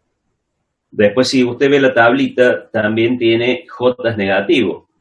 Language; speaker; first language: Spanish; native; Spanish